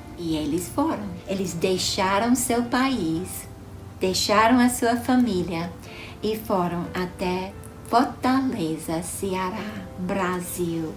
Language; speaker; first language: Portuguese; non-native, fluent; English